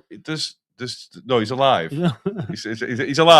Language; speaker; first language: English; native; English